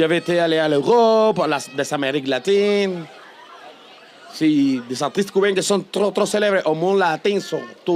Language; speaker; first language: French; non-native, learner; Spanish